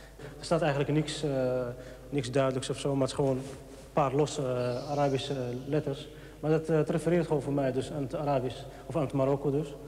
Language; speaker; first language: Dutch; non-native, fluent; Arabic